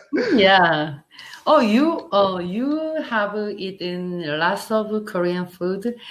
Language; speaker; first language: English; non-native, learner; Korean